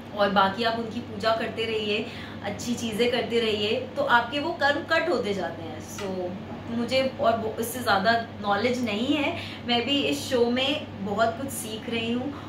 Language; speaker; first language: Hindi; native; Hindi